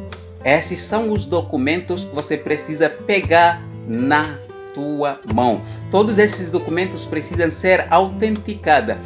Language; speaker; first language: Portuguese; non-native, local second language; Upper Guinea Crioulo